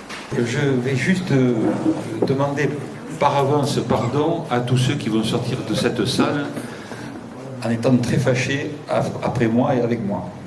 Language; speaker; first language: French; native; French